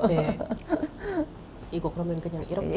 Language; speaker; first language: Korean; non-native, fluent; Indonesian